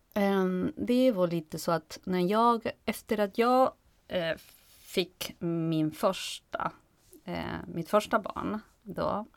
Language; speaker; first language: Swedish; non-native, fluent; Spanish